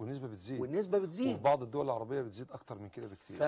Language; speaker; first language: Arabic; native; Arabic